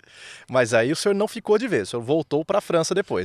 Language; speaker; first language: Portuguese; native; Portuguese